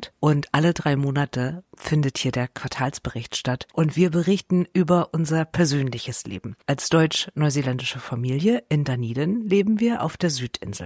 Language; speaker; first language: German; native; German